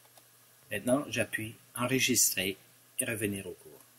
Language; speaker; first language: French; non-native, local second language; English